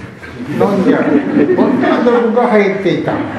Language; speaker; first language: Japanese; non-native, fluent; Sinhala